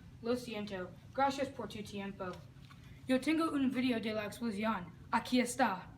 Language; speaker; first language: Spanish; non-native, learner; English